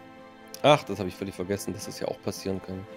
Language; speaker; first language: German; native; German